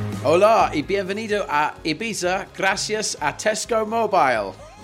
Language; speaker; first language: Spanish; non-native, learner; English